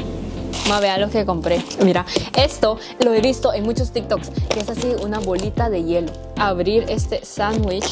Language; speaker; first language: Spanish; native; Spanish